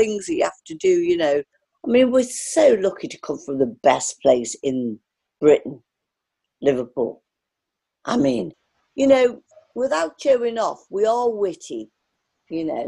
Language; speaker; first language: English; native; English